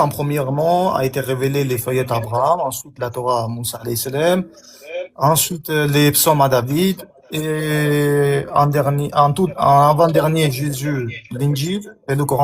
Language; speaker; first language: French; native; French